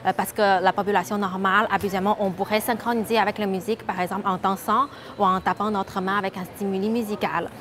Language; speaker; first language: French; non-native, fluent; Chinese